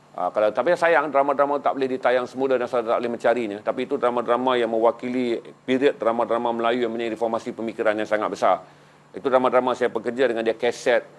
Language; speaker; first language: Malay; native; Malay